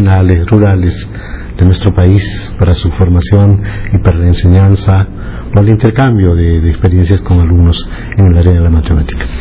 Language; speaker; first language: Spanish; native; Spanish